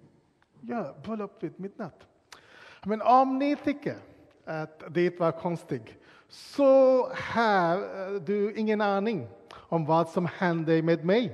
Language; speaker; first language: Swedish; non-native, fluent; English